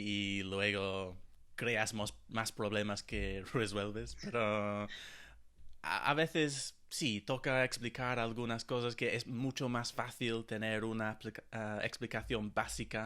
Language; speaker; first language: Spanish; non-native, fluent; English